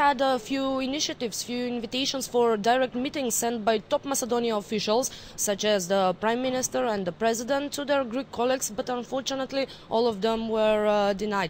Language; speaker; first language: English; non-native, fluent; Macedonian